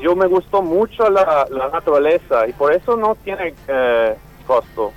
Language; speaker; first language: Spanish; non-native, learner; English